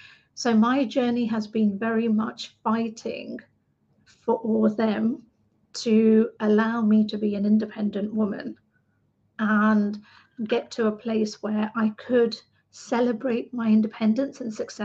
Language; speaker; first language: English; native; English